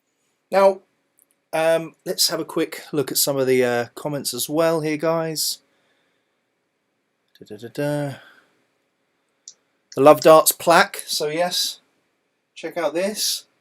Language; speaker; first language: English; native; English